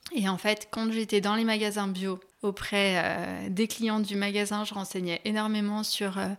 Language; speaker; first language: French; native; French